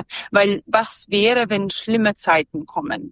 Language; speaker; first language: German; non-native, learner; Serbian